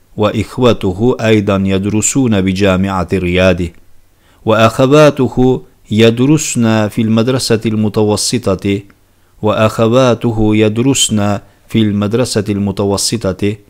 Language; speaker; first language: Arabic; non-native, fluent; Turkish